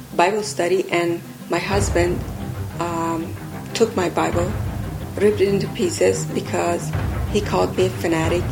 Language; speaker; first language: English; non-native, fluent; Persian